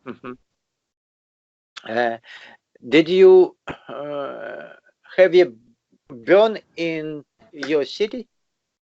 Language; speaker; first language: English; non-native, learner; Russian